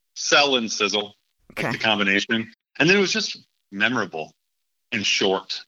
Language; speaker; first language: English; native; English